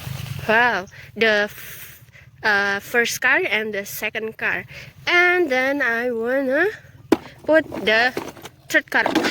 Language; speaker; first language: English; non-native, learner; Indonesian